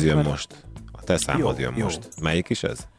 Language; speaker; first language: Hungarian; native; Hungarian